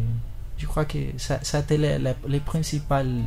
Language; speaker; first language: French; non-native, learner; Spanish